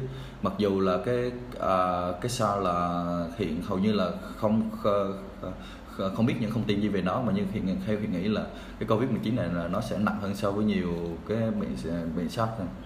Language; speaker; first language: Vietnamese; native; Vietnamese